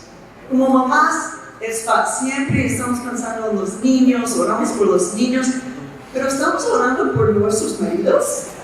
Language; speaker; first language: Spanish; non-native, fluent; English